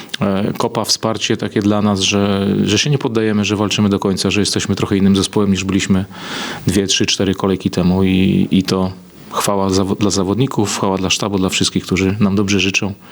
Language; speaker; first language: Polish; native; Polish